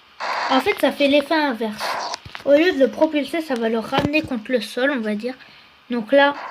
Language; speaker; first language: French; native; French